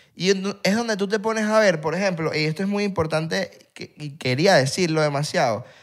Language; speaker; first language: Spanish; native; Spanish